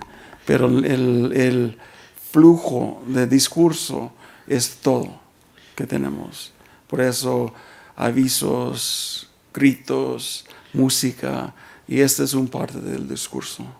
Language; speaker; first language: Spanish; early bilingual, heritage; Spanish